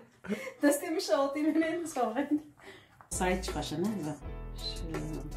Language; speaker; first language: German; non-native, learner; Kurdish